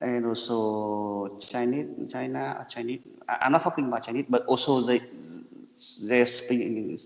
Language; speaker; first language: English; non-native, learner; Vietnamese